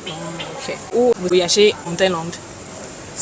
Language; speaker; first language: French; non-native, learner; Thai